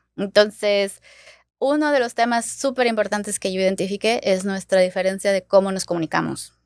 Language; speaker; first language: Spanish; native; Spanish